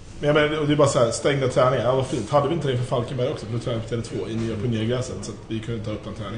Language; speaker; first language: Swedish; native; Swedish